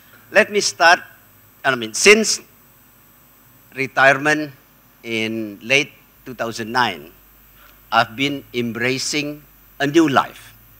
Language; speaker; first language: English; non-native, fluent; Indonesian